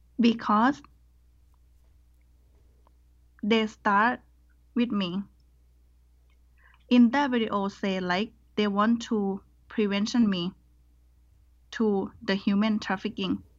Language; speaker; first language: English; non-native, learner; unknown